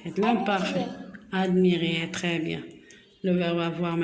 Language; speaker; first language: French; non-native, local second language; Arabic